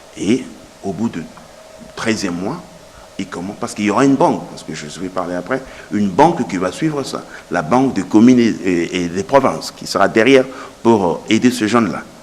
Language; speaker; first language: French; non-native, local second language; Lingala